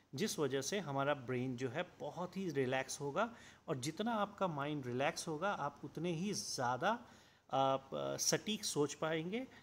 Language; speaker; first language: Hindi; non-native, local second language; Assamese